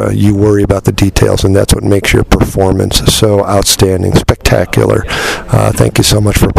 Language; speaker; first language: English; native; English